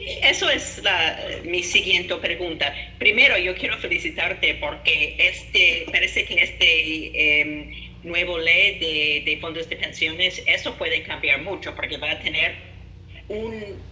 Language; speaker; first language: Spanish; non-native, fluent; English